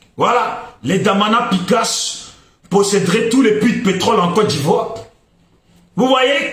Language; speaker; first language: French; native; French